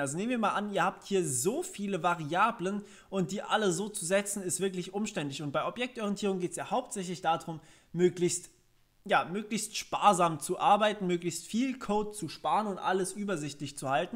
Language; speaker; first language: German; native; German